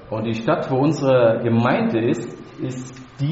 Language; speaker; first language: German; native; German